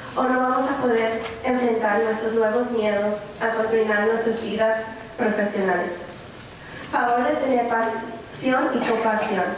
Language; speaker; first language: Spanish; early bilingual, other home language; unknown